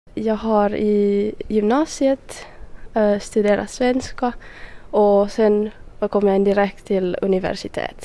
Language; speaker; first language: Swedish; non-native, local second language; Finnish